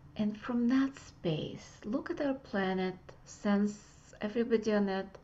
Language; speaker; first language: English; non-native, fluent; Russian